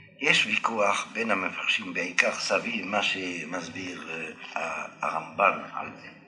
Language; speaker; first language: Hebrew; non-native, fluent; French